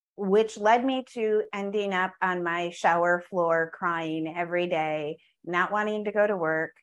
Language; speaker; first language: English; native; English